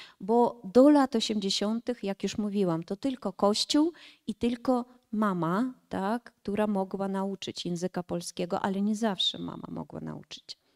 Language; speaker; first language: Polish; early bilingual, heritage; Polish